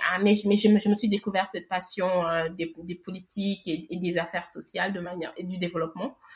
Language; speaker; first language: French; non-native, local second language; Wolof